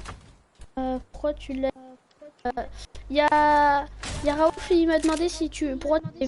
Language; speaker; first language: French; native; French